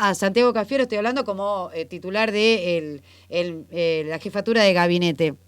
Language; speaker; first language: Spanish; native; Spanish